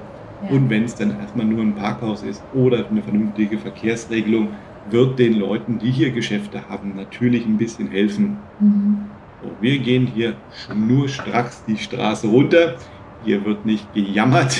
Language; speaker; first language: German; native; German